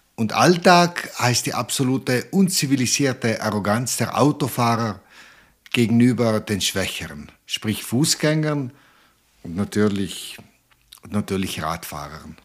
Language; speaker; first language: German; non-native, local second language; Ladin